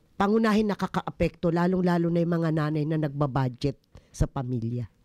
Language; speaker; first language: Filipino; native; Filipino